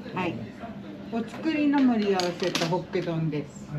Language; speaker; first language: Japanese; native; Japanese